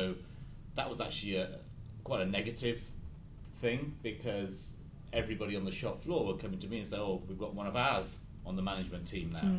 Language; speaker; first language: English; native; English